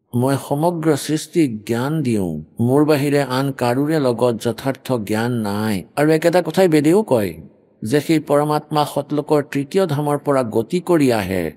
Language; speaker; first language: Assamese; native; Assamese